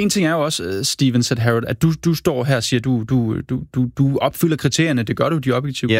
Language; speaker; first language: Danish; native; Danish